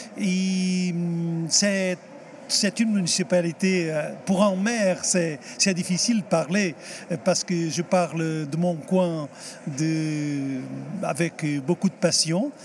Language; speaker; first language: French; non-native, fluent; Portuguese